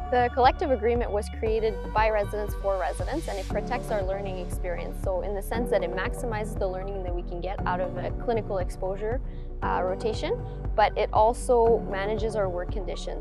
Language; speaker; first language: English; non-native, local second language; French